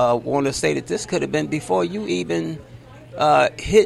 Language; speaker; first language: English; native; English